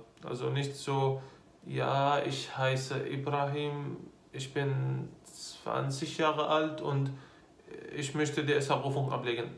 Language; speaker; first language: German; non-native, fluent; Arabic